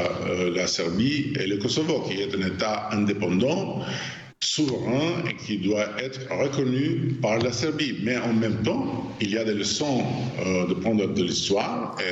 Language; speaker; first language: French; non-native, fluent; Albanian